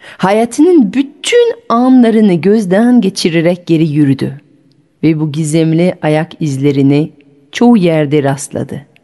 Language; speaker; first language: Turkish; non-native, fluent; French